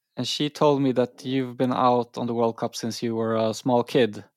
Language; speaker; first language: English; non-native, fluent; Swedish